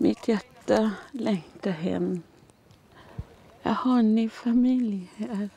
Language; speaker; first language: Swedish; non-native, fluent; Māori